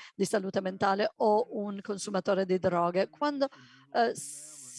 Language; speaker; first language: Italian; non-native, fluent; Dutch